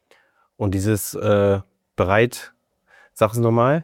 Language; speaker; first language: German; native; German